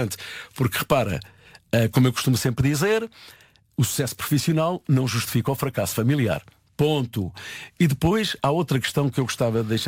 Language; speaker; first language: Portuguese; native; Portuguese